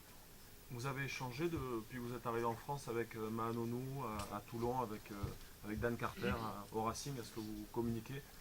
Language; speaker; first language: French; native; French